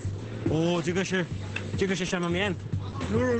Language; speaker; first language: Chinese; non-native, fluent; English